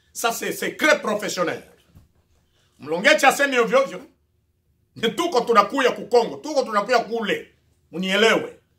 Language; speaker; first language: French; non-native, local second language; Swahili